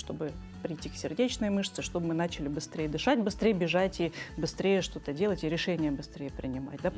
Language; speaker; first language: Russian; native; Russian